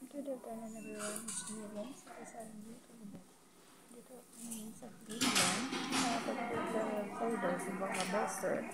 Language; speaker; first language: Filipino; non-native, local second language; Cebuano